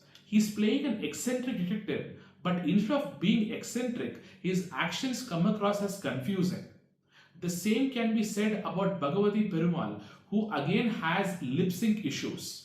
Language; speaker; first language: English; non-native, local second language; Tamil